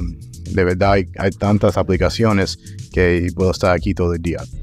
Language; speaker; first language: Spanish; early bilingual, heritage; English